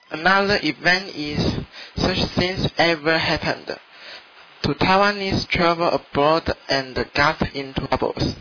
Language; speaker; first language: English; non-native, learner; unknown